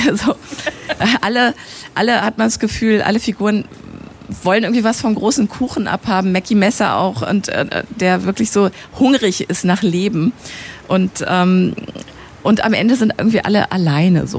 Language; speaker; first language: German; native; German